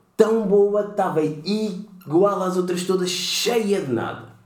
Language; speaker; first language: Portuguese; native; Portuguese